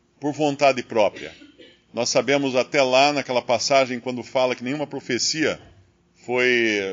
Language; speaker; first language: Portuguese; native; Portuguese